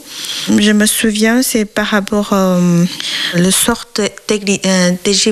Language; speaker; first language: French; non-native, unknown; Chinese